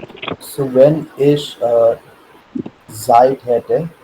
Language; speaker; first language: German; non-native, learner; Hindi